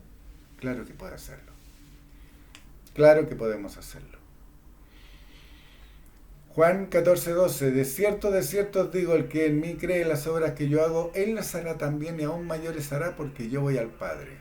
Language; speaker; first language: Spanish; native; Spanish